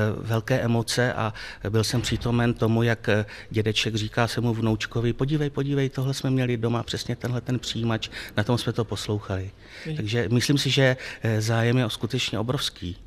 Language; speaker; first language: Czech; native; Czech